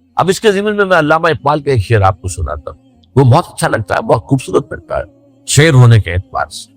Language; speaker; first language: Urdu; native; Urdu